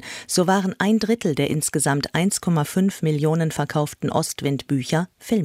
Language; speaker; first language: German; native; German